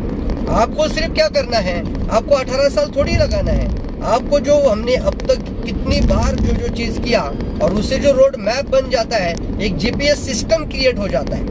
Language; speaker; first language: Hindi; non-native, local second language; Marathi